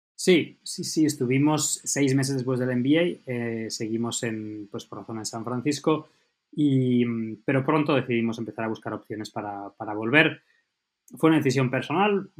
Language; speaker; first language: Spanish; native; Spanish